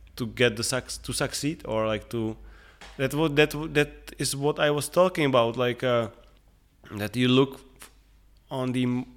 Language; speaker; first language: English; non-native, fluent; Czech